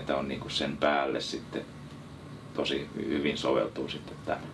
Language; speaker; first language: Finnish; native; Finnish